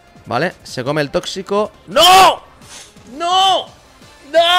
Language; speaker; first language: Spanish; native; Spanish